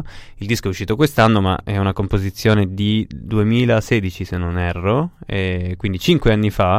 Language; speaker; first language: Italian; native; Italian